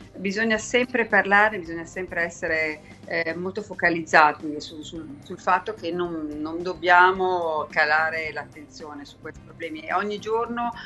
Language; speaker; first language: Italian; native; Italian